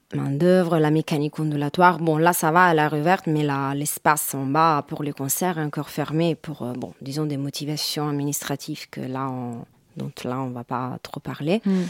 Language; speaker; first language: French; non-native, fluent; Italian